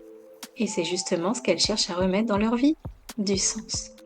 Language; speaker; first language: French; native; French